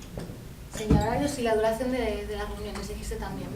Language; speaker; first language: Spanish; native; Spanish